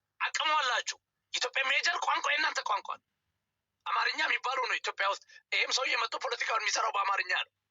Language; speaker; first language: Amharic; native; Amharic